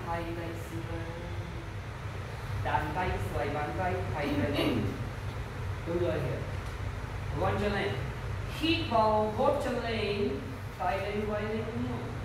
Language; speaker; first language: Vietnamese; non-native, learner; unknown